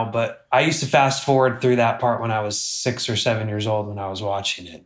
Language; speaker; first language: English; native; English